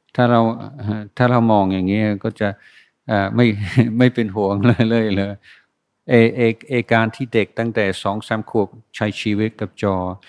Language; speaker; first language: Thai; non-native, fluent; English